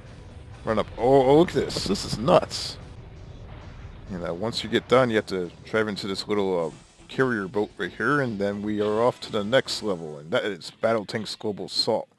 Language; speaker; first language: English; native; English